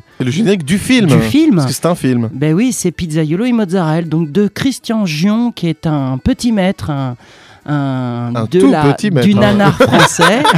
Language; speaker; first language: French; native; French